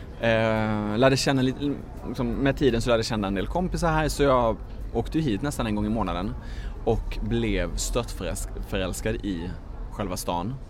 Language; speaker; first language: Swedish; native; Swedish